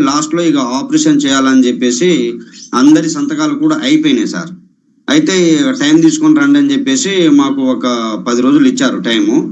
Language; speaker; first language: Telugu; non-native, local second language; Lambadi